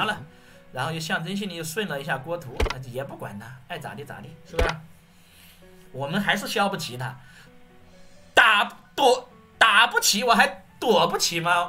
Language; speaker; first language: Chinese; native; Chinese